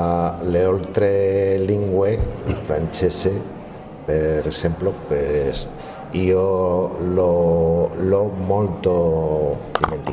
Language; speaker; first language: Italian; non-native, learner; Spanish